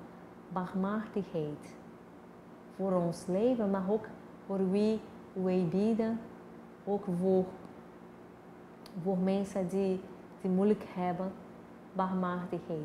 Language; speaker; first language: Dutch; non-native, fluent; Portuguese